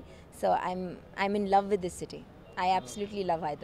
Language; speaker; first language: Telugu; non-native, learner; Malayalam